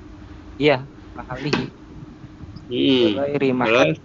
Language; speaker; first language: Arabic; non-native, learner; Indonesian